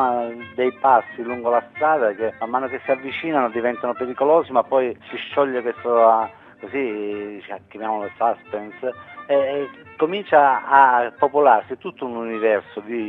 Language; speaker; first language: Italian; native; Italian